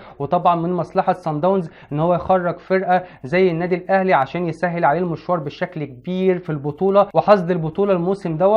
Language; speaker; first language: Arabic; native; Arabic